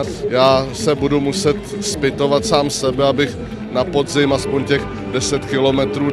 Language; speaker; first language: Czech; native; Czech